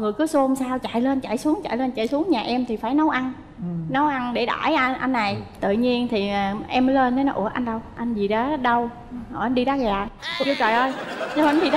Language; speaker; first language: Vietnamese; native; Vietnamese